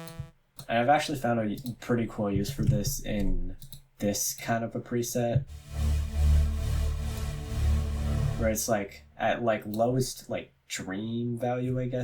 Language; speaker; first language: English; native; English